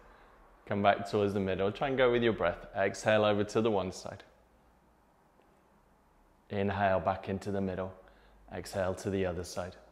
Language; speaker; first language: English; native; English